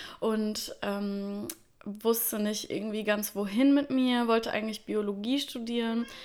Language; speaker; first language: German; early bilingual, other home language; Russian